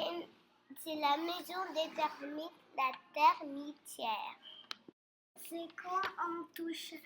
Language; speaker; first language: French; non-native, learner; Portuguese